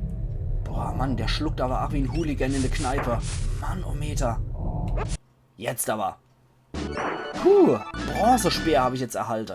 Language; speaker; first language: German; native; German